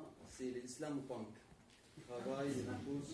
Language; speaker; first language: French; non-native, fluent; Arabic